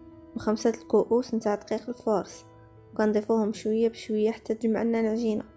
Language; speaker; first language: Arabic; native; Arabic